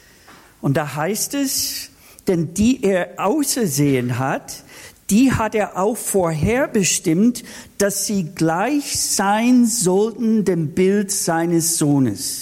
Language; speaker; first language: German; non-native, fluent; English